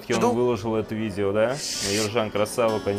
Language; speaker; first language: Russian; native; Russian